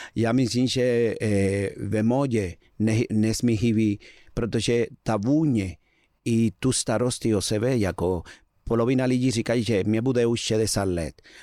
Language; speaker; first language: Czech; non-native, learner; Spanish